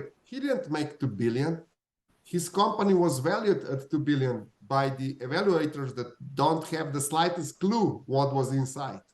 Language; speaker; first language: English; non-native, fluent; Slovenian